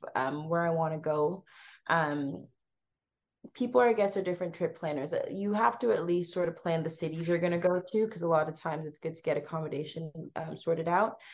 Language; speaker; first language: English; native; English